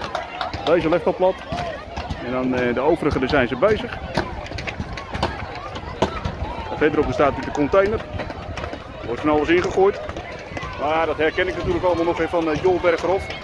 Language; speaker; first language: Dutch; native; Dutch